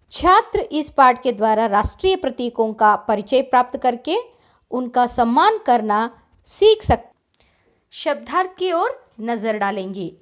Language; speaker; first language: Hindi; non-native, local second language; Kannada